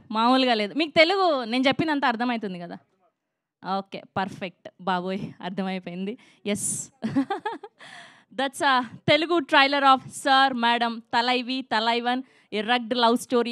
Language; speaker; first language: Telugu; native; Telugu